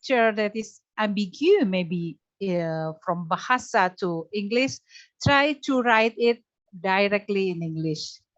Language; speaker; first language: English; non-native, fluent; Indonesian